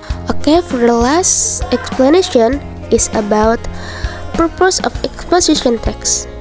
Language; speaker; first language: English; non-native, learner; Indonesian